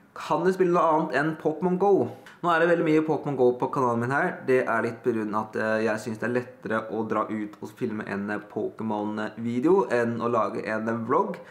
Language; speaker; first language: Norwegian; early bilingual, other home language; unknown